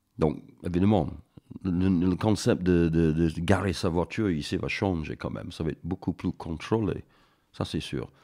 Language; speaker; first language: French; non-native, fluent; English